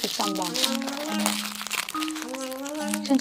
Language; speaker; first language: Chinese; non-native, fluent; Korean